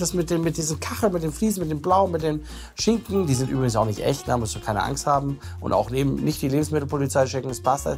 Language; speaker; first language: German; native; German